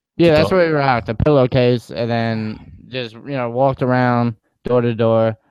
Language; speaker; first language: English; native; English